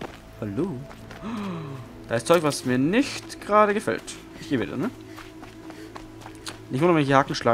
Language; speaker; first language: German; native; German